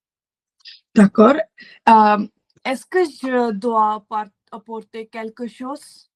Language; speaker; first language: French; non-native, learner; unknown